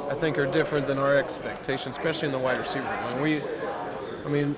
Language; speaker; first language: English; native; English